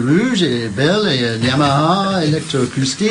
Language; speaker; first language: French; non-native, learner; English